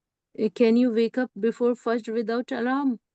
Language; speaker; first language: English; non-native, local second language; Hindi